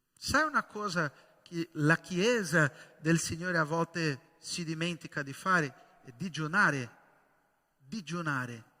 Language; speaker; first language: Italian; non-native, fluent; Portuguese